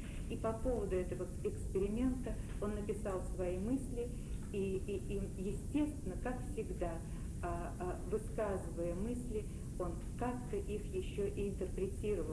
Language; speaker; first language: Russian; native; Russian